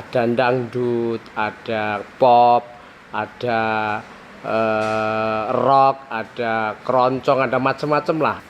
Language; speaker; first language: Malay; non-native, local second language; Javanese